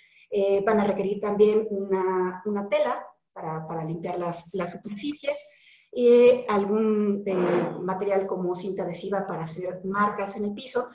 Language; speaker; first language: Spanish; native; Spanish